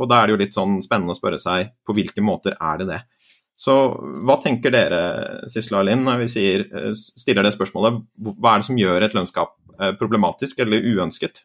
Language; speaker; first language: Norwegian; native; Norwegian